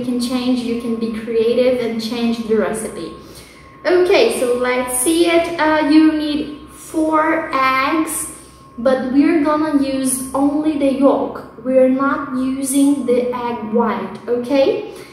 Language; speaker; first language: English; non-native, fluent; Portuguese